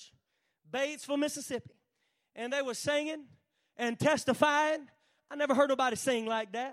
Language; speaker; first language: English; native; English